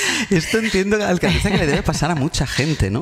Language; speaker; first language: Spanish; native; Spanish